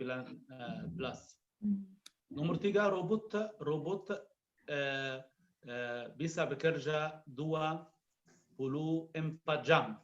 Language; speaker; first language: Indonesian; non-native, learner; Arabic